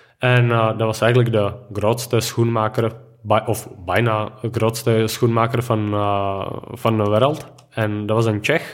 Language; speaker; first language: Dutch; non-native, fluent; Czech